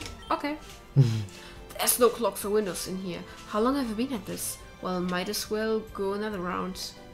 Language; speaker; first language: English; non-native, fluent; German